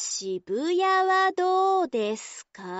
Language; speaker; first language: Japanese; non-native, learner; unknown